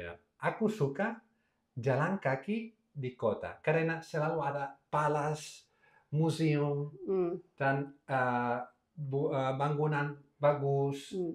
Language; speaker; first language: Indonesian; non-native, learner; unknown